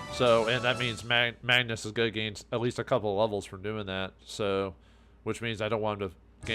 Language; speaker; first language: English; native; English